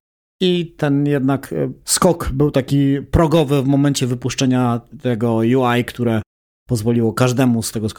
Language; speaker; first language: Polish; native; Polish